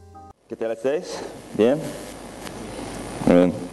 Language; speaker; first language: Spanish; non-native, fluent; English